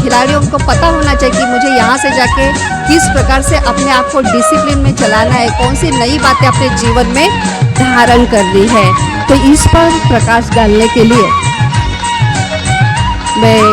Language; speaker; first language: Hindi; native; Hindi